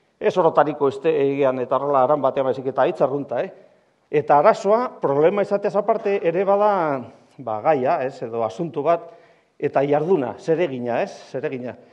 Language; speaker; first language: Basque; non-native, local second language; Spanish